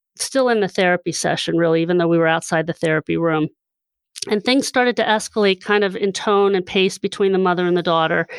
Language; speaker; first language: English; native; English